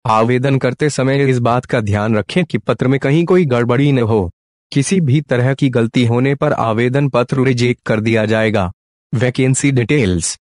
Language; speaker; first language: Hindi; native; Hindi